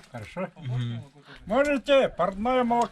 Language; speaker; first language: Russian; non-native, local second language; Yakut